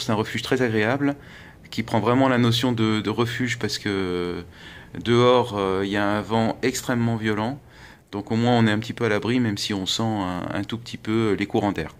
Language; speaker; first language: French; native; French